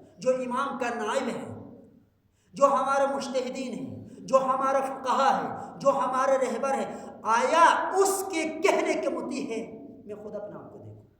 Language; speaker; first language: Urdu; non-native, local second language; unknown